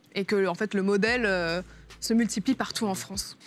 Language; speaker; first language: French; native; French